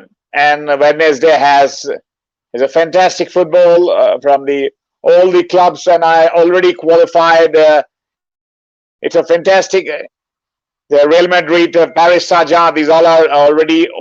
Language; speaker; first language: English; non-native, local second language; Bangla